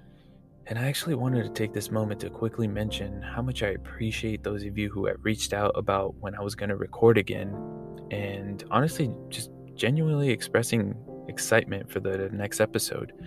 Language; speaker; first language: English; native; English